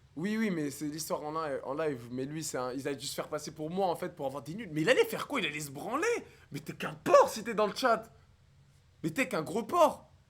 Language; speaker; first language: French; native; French